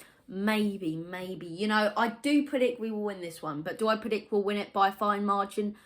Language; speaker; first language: English; native; English